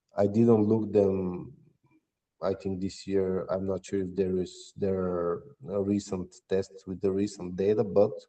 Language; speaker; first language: English; non-native, fluent; Bulgarian